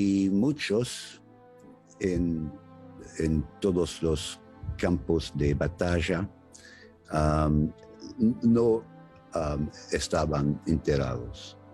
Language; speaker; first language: Spanish; non-native, fluent; English